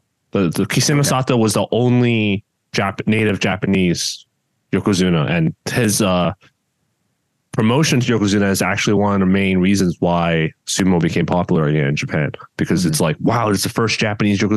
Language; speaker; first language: English; non-native, local second language; Cantonese